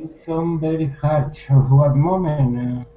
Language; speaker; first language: English; non-native, learner; Spanish